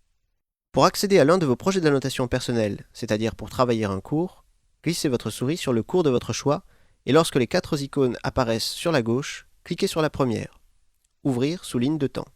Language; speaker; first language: French; native; French